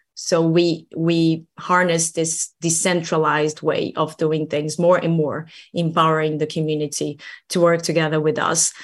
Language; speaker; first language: English; non-native, fluent; Portuguese